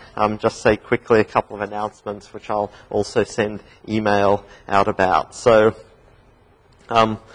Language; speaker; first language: English; native; English